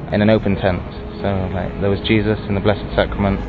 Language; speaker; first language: English; native; English